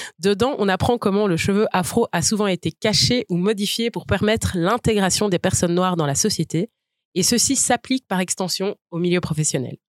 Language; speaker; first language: French; native; French